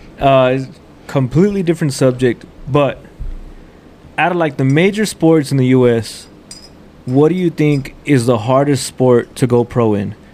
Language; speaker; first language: English; early bilingual, other home language; Spanish